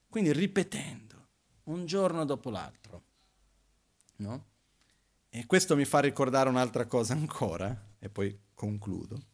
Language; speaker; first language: Italian; non-native, fluent; Portuguese